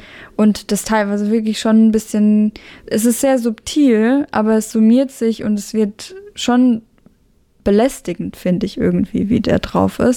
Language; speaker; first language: German; native; German